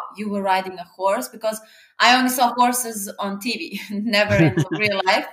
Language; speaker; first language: English; non-native, fluent; Serbian